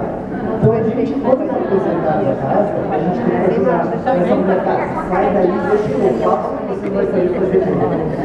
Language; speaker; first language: Portuguese; native; Portuguese